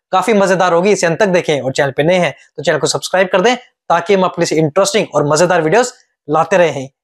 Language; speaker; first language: Hindi; native; Hindi